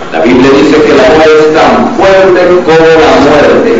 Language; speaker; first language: Spanish; native; Spanish